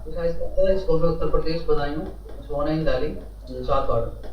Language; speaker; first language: German; non-native, learner; Hindi